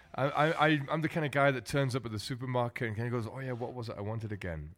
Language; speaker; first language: English; native; English